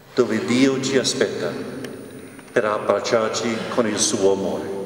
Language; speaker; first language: Italian; non-native, fluent; English